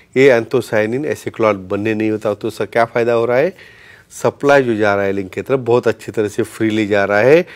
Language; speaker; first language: Hindi; non-native, local second language; Marathi